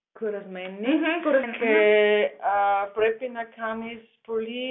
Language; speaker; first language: Greek; non-native, fluent; German